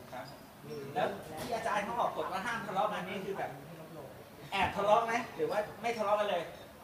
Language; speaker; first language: Thai; native; Thai